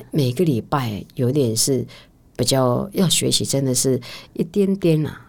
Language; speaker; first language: Chinese; native; Chinese